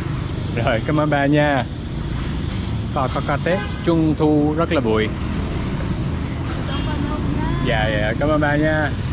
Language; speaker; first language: Vietnamese; non-native, learner; English